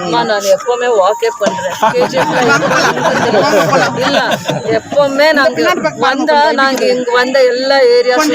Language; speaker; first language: Tamil; non-native, local second language; Kannada